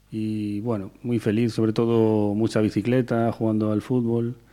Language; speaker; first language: Spanish; native; Spanish